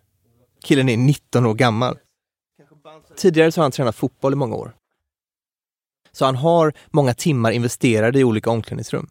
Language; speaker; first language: Swedish; native; Swedish